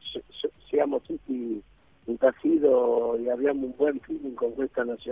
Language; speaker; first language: Italian; non-native, fluent; Spanish